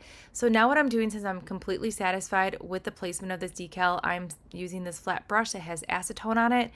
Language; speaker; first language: English; native; English